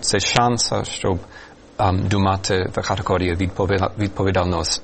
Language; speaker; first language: Ukrainian; non-native, fluent; English